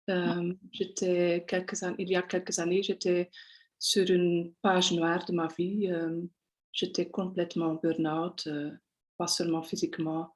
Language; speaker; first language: French; non-native, local second language; Dutch